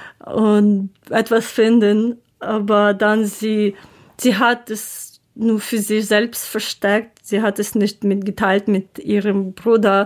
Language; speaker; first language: German; non-native, learner; Ukrainian